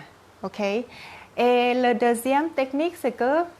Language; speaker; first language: French; non-native, learner; Thai